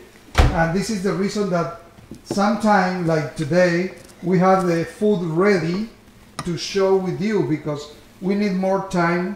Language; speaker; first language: English; non-native, learner; Spanish